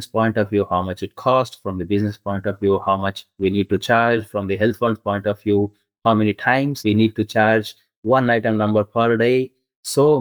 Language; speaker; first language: English; non-native, local second language; Kannada